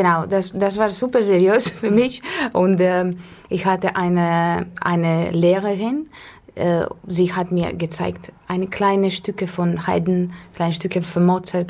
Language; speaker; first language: German; non-native, fluent; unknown